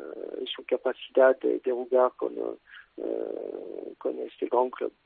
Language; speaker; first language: Spanish; non-native, fluent; French